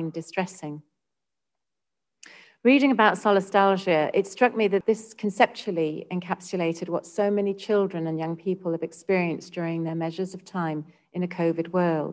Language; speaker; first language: English; native; English